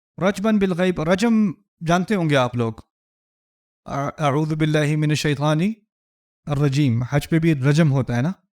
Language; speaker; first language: Urdu; early bilingual, heritage; Urdu